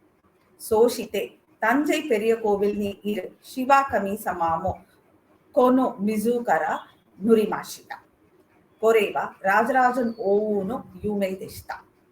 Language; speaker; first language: Japanese; non-native, learner; Tamil